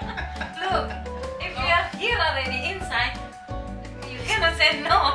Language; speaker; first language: English; non-native, learner; Indonesian